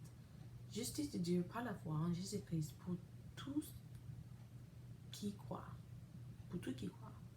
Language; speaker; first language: French; non-native, learner; English